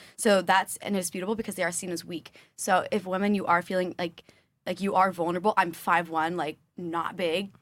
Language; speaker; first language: English; native; English